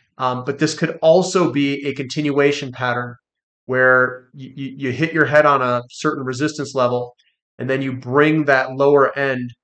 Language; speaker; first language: English; native; English